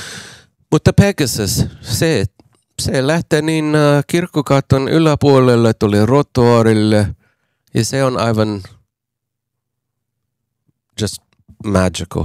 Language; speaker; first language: Finnish; non-native, learner; English